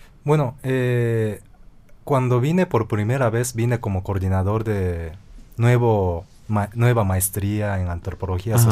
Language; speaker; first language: Spanish; non-native, fluent; Japanese